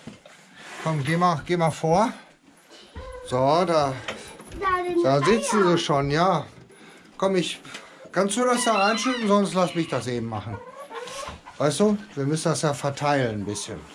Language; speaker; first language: German; native; German